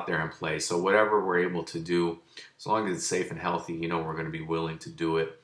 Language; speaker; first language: English; native; English